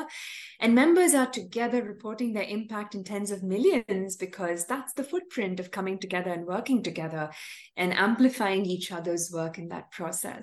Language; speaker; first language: English; non-native, local second language; Tamil